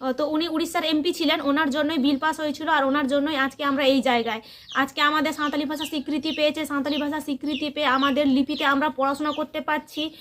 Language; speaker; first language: Bangla; non-native, local second language; Santali